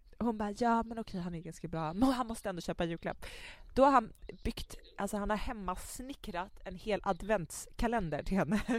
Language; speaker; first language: Swedish; native; Swedish